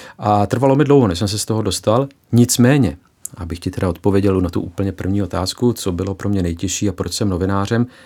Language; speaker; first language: Czech; early bilingual, heritage; Czech